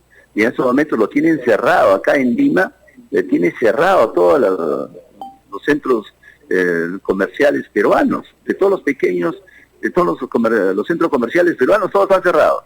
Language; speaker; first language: Spanish; native; Spanish